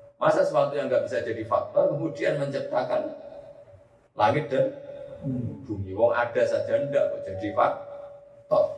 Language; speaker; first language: Indonesian; non-native, local second language; Javanese